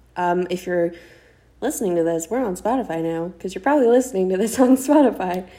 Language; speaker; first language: English; native; English